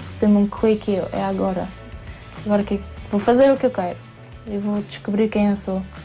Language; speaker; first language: Portuguese; early bilingual, other home language; German